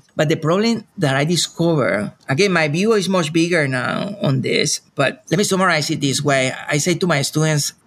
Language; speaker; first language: English; non-native, fluent; Spanish